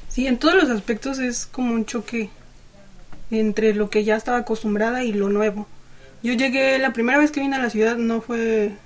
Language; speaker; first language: Spanish; non-native, local second language; Mixtepec Mixtec